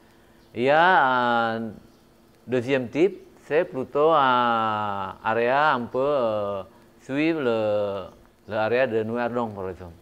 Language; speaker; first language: French; non-native, fluent; Indonesian